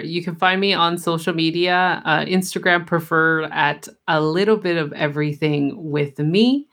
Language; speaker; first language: English; early bilingual, other home language; Spanish